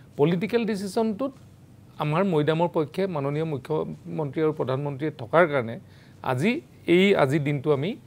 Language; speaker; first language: Assamese; native; Assamese